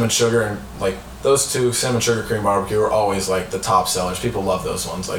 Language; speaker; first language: English; native; English